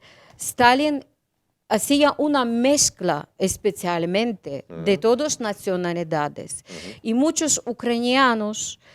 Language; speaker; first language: Spanish; non-native, learner; Ukrainian